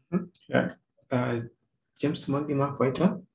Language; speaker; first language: German; non-native, fluent; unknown